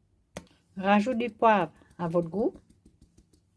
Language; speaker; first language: French; non-native, learner; Vietnamese